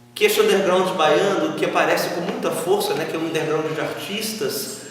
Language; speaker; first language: Portuguese; native; Portuguese